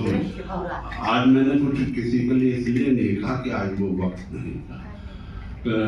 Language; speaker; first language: Hindi; native; Hindi